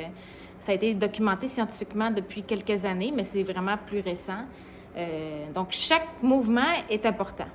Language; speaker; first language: French; native; French